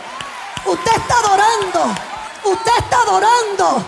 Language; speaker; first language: Spanish; native; Spanish